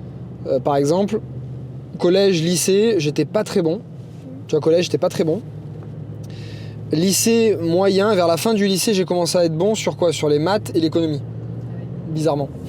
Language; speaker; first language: French; native; French